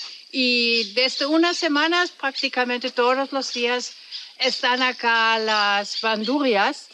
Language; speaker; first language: Spanish; non-native, fluent; German